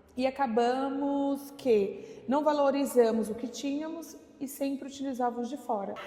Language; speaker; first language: Portuguese; native; Portuguese